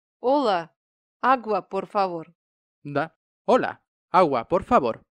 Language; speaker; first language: Spanish; non-native, fluent; Russian